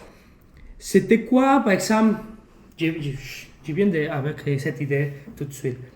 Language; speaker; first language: French; non-native, fluent; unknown